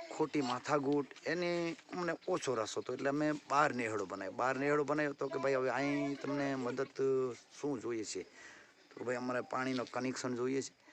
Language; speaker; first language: Gujarati; non-native, local second language; Kachhi